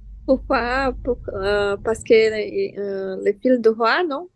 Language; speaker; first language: French; non-native, learner; Portuguese